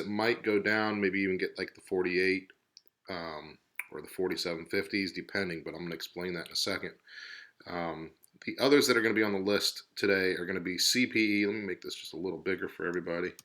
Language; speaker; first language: English; native; English